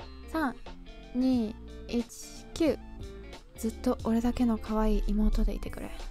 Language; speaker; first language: Japanese; early bilingual, other home language; English